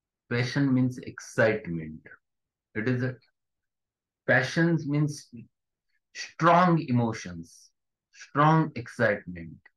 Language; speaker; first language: English; non-native, local second language; Marathi